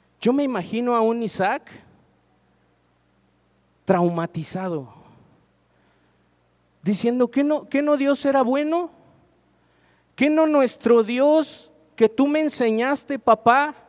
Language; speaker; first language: Spanish; native; Spanish